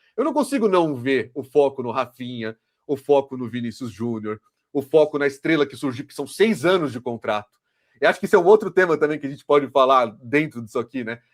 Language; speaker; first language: Portuguese; native; Portuguese